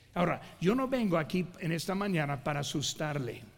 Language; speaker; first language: Spanish; non-native, fluent; English